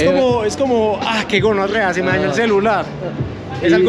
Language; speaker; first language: Spanish; native; Spanish